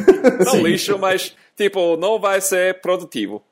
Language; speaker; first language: Portuguese; non-native, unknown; English